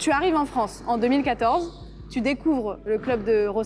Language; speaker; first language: French; native; French